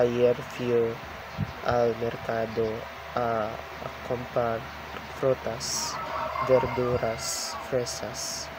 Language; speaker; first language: Spanish; non-native, learner; Filipino